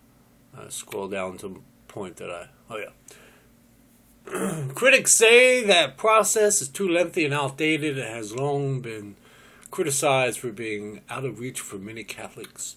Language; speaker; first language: English; native; English